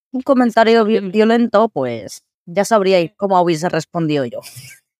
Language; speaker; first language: Spanish; early bilingual, other home language; Arabic